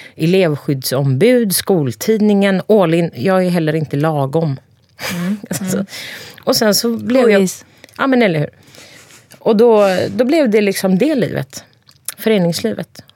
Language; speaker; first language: Swedish; early bilingual, other home language; Turkish